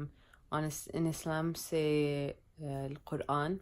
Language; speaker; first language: French; non-native, learner; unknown